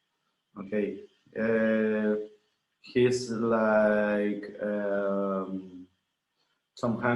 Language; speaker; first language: English; non-native, learner; Spanish